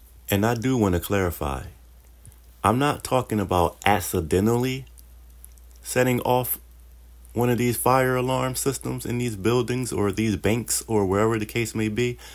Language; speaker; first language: English; native; English